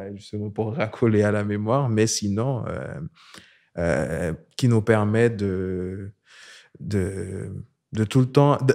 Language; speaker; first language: French; non-native, local second language; Haitian Creole